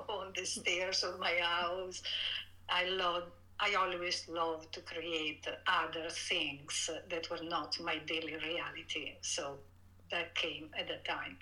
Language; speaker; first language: English; non-native, fluent; Italian